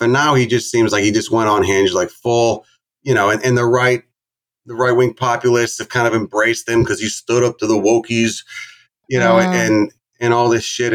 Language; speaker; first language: English; native; English